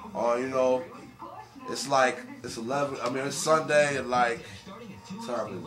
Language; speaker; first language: English; native; English